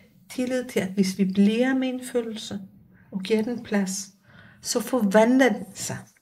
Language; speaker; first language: Danish; non-native, fluent; Hebrew